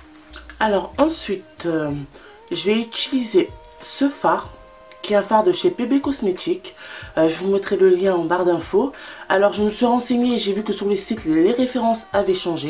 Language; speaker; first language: French; native; French